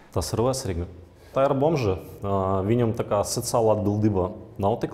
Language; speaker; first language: Latvian; non-native, local second language; Russian